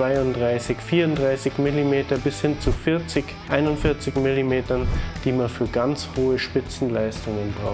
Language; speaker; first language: German; native; German